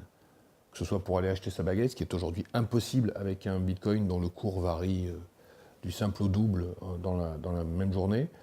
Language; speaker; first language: French; native; French